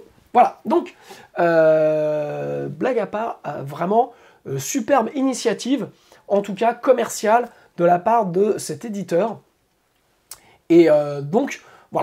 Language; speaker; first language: French; native; French